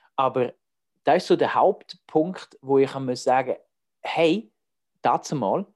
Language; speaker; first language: German; native; German